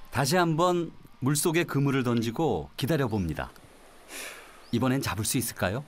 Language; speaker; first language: Korean; native; Korean